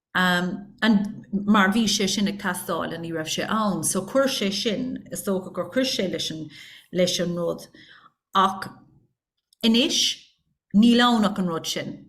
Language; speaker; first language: Irish; non-native, local second language; English